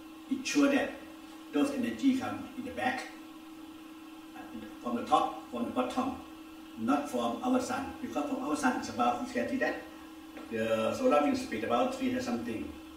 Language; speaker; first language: English; non-native, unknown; Thai